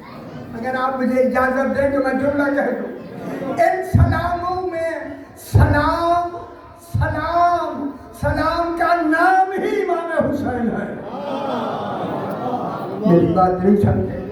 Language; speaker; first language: Urdu; native; Urdu